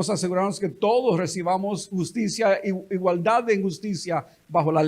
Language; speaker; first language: Spanish; native; Spanish